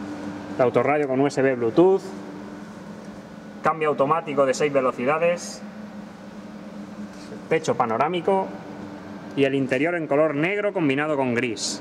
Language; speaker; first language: Spanish; native; Spanish